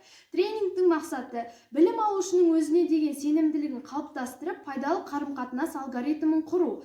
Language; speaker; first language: Kazakh; native; Kazakh